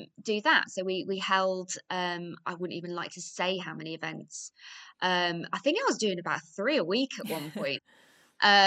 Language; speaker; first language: English; native; English